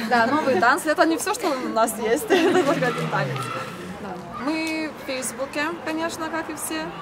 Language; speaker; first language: Russian; non-native, fluent; Lithuanian